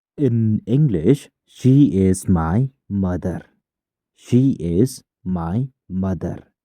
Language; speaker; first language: English; non-native, local second language; Khasi